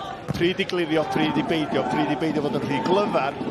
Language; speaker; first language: Welsh; native; Welsh